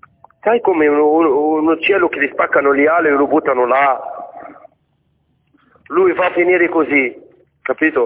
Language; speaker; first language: Italian; non-native, fluent; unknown